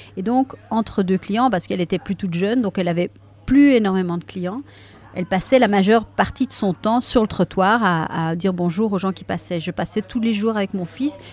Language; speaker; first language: French; native; French